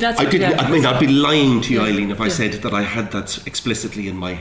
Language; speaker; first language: English; native; English